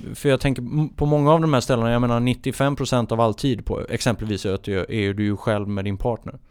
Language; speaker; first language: Swedish; native; Swedish